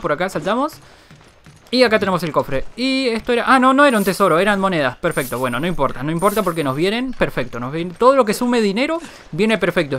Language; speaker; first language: Spanish; native; Spanish